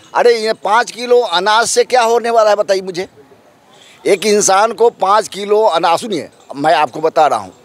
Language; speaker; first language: Hindi; native; Hindi